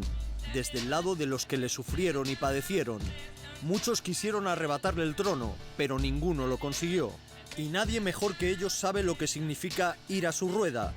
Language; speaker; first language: Spanish; native; Spanish